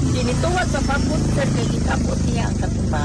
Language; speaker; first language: Cebuano; native; Cebuano